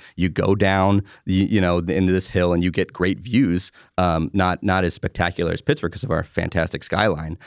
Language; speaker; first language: English; native; English